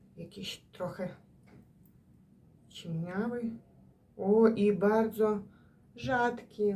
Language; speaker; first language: Polish; non-native, fluent; Ukrainian